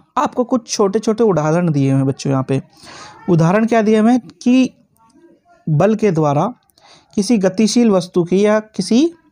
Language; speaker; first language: Hindi; native; Hindi